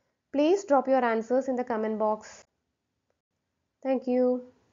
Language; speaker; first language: English; non-native, local second language; Malayalam